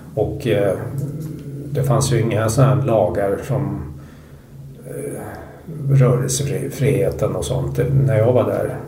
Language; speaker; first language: Swedish; native; Swedish